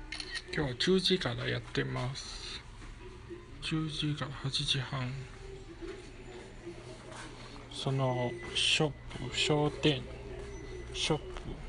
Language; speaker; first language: Japanese; non-native, fluent; Chinese